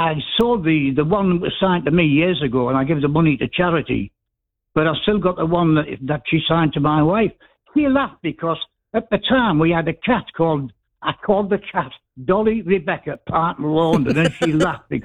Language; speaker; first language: English; native; English